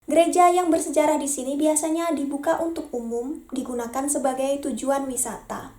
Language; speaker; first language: Indonesian; native; Indonesian